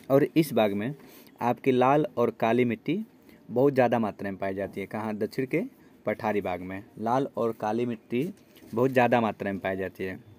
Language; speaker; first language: Hindi; native; Hindi